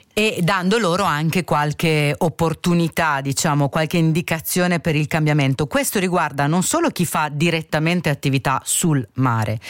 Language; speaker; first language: Italian; native; Italian